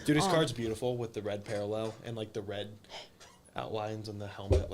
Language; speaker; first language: English; native; English